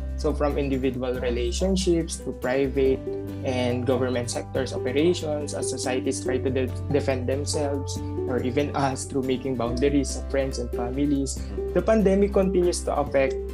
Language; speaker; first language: Filipino; native; Filipino